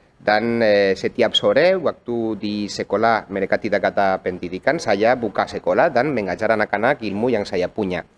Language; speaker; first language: Indonesian; non-native, fluent; Spanish